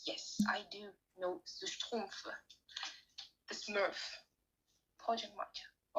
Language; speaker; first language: English; non-native, learner; French